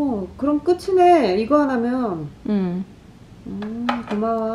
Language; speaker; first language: Korean; native; Korean